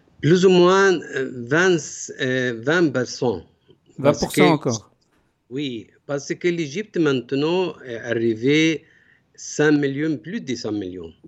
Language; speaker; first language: French; non-native, learner; Arabic